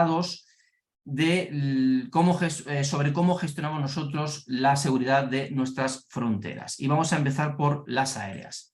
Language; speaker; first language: Spanish; native; Spanish